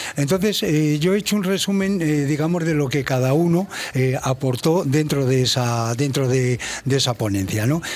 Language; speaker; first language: Spanish; native; Spanish